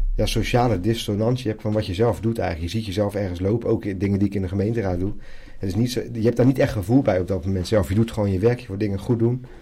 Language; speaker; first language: Dutch; native; Dutch